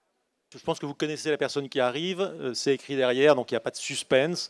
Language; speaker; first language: French; native; French